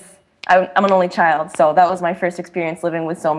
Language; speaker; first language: English; native; English